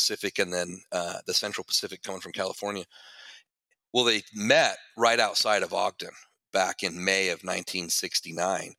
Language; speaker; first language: English; native; English